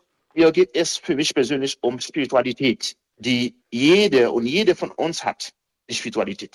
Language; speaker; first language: German; non-native, fluent; Haitian Creole